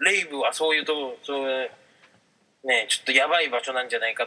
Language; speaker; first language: Japanese; native; Japanese